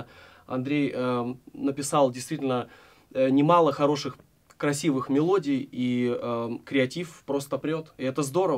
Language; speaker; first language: Russian; native; Russian